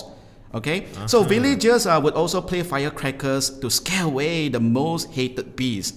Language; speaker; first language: English; non-native, local second language; Min Nan Chinese